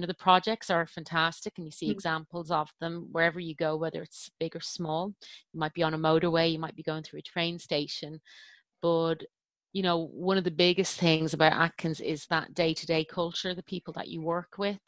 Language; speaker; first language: English; native; English